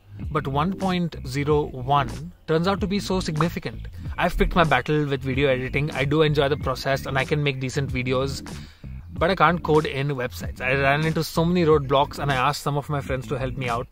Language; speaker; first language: English; non-native, local second language; Hindi